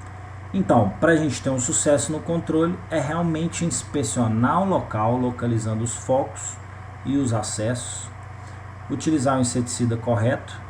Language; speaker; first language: Portuguese; native; Portuguese